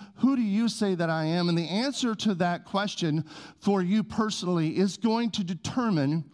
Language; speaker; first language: English; native; English